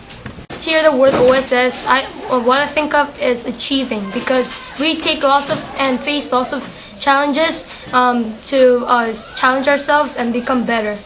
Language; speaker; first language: English; non-native, learner; Korean